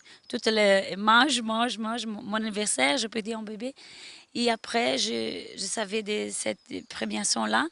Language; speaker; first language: French; non-native, learner; Portuguese